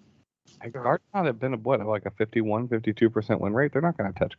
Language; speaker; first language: English; native; English